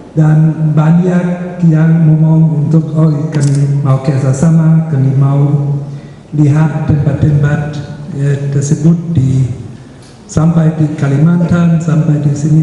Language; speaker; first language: Indonesian; non-native, fluent; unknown